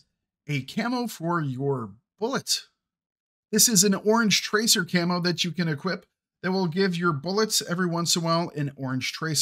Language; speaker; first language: English; native; English